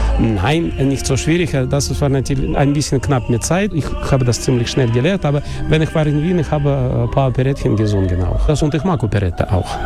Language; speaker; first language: German; non-native, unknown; Russian